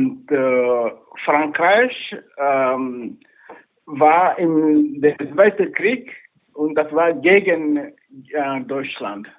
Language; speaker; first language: German; non-native, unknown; Wolof